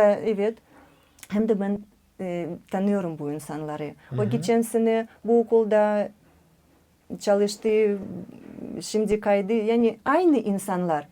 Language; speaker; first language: Turkish; non-native, learner; Russian